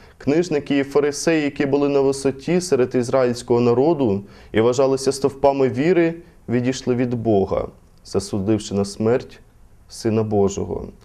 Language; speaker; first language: Ukrainian; native; Ukrainian